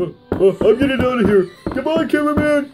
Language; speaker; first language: English; native; English